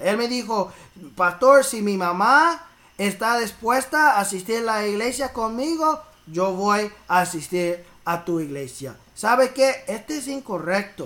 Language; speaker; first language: Spanish; early bilingual, heritage; English